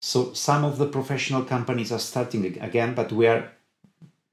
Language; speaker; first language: English; non-native, fluent; Spanish